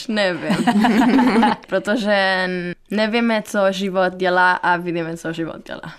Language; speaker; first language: Czech; non-native, learner; Italian